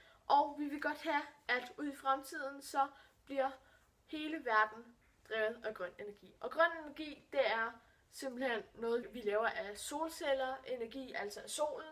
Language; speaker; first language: Danish; native; Danish